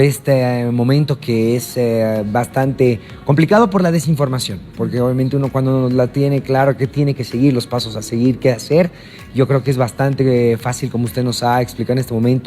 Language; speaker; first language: Spanish; native; Spanish